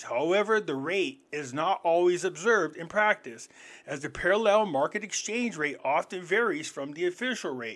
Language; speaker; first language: English; native; English